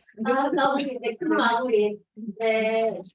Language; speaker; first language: Korean; native; Korean